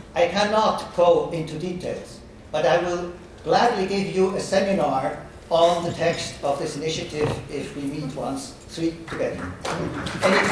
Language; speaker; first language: English; non-native, fluent; German